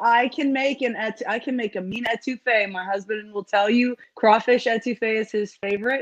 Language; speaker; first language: English; native; English